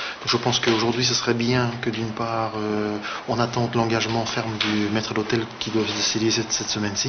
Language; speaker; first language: French; native; French